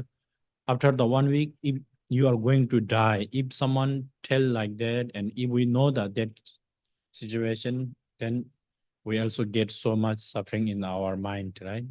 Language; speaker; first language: English; non-native, fluent; Tibetan